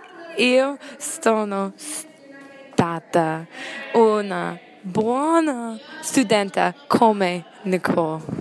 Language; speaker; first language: Italian; non-native, learner; English